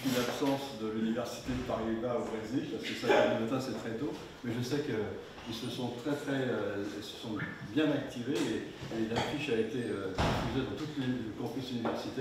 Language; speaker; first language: French; native; French